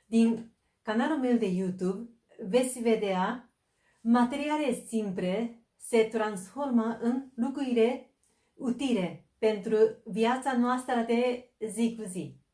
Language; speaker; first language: Romanian; non-native, fluent; Japanese